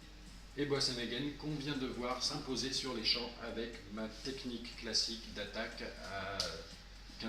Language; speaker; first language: French; native; French